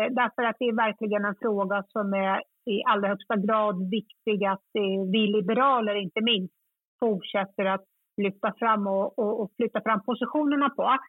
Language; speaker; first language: Swedish; early bilingual, other home language; Kurdish